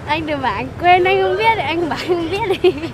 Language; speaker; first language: Vietnamese; non-native, local second language; Hmong